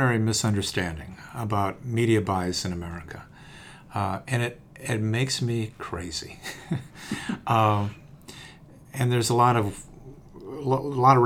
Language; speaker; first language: English; native; English